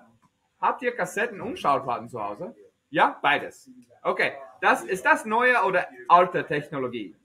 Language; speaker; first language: German; non-native, fluent; English